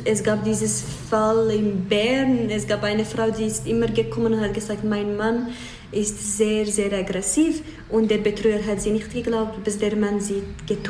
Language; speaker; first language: German; non-native, fluent; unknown